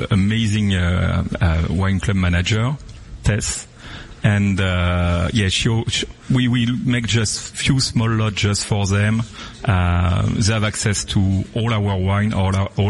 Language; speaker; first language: English; non-native, fluent; French